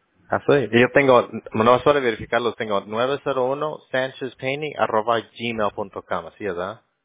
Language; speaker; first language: Spanish; early bilingual, heritage; Spanish